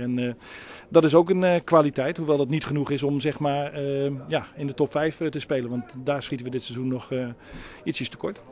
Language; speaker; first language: Dutch; native; Dutch